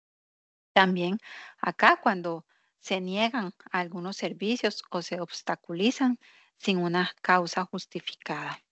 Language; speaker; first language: Spanish; native; Spanish